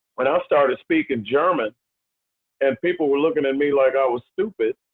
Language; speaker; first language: English; native; English